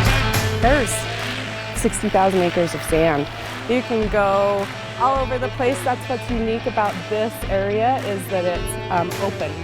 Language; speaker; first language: English; native; English